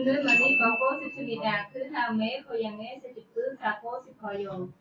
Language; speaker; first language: Korean; non-native, learner; Khmer